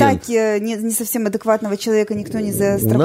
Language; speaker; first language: Russian; native; Russian